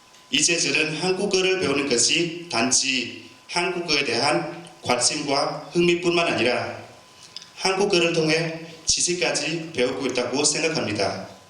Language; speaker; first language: Korean; non-native, learner; Vietnamese